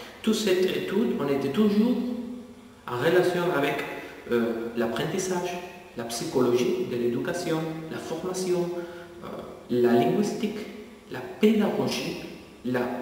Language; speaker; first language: French; non-native, fluent; Spanish